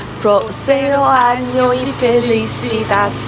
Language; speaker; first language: Spanish; non-native, fluent; Korean